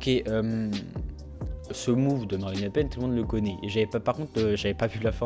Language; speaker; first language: French; native; French